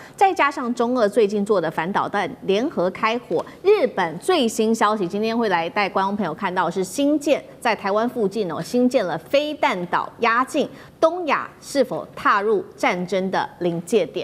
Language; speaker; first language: Chinese; native; Chinese